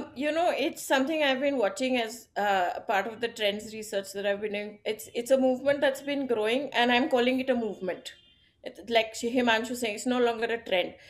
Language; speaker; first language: English; non-native, local second language; Gujarati